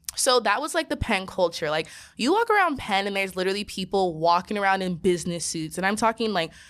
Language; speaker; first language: English; native; English